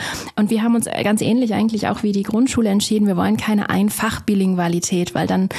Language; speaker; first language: German; native; German